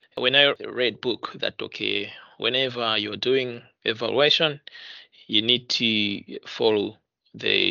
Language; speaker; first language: English; non-native, local second language; Nyanja